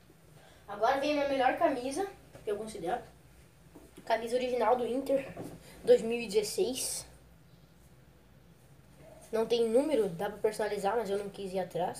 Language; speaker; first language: Portuguese; native; Portuguese